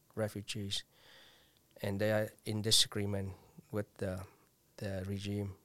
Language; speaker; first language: English; non-native, fluent; Vietnamese